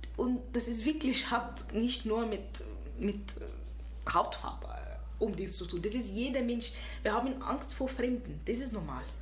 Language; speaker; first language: German; non-native, fluent; Arabic